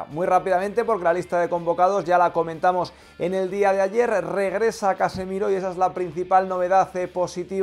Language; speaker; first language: Spanish; native; Spanish